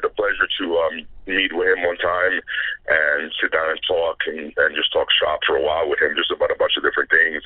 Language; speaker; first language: English; non-native, fluent; Spanish